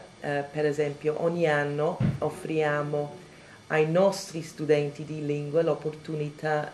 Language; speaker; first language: Italian; non-native, fluent; English